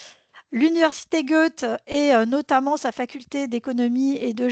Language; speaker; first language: French; native; French